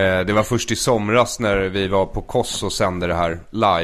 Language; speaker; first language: Swedish; native; Swedish